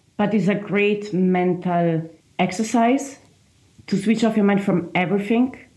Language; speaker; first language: English; non-native, fluent; Italian